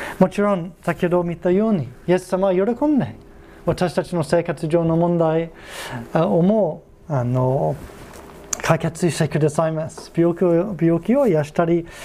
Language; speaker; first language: Japanese; non-native, fluent; English